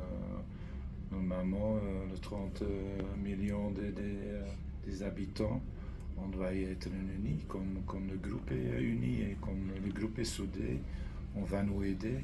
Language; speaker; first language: French; non-native, fluent; Dutch